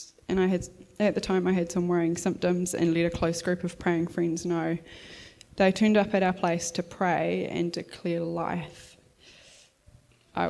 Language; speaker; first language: English; native; English